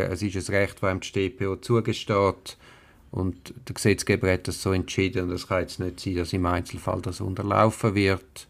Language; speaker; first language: German; native; German